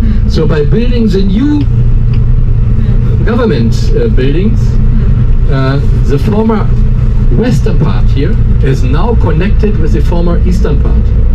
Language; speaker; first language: English; non-native, fluent; German